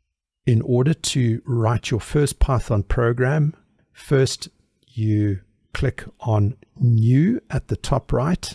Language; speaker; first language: English; native; English